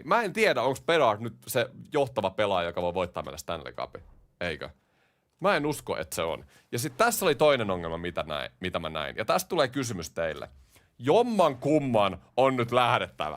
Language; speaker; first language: Finnish; native; Finnish